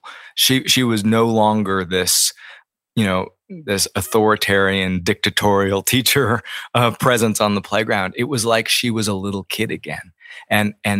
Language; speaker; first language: English; native; English